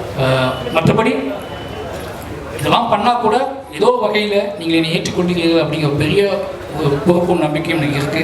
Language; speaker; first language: Tamil; native; Tamil